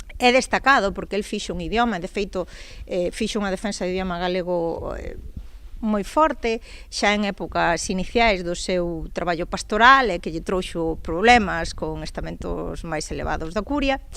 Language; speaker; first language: Galician; native; Galician